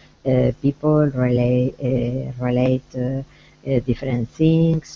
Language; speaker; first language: English; non-native, learner; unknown